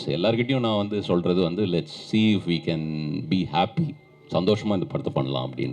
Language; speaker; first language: Tamil; native; Tamil